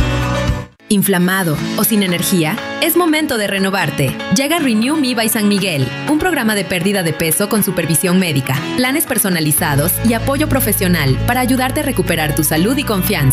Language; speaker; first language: Spanish; native; Spanish